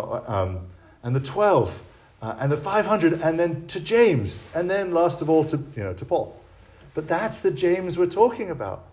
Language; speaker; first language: English; native; English